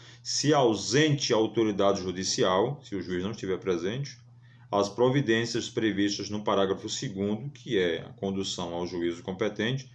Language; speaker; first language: Portuguese; native; Portuguese